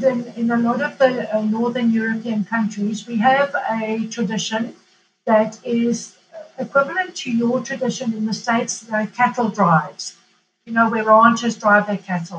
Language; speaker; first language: English; native; English